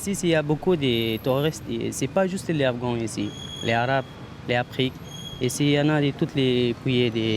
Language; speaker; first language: French; non-native, learner; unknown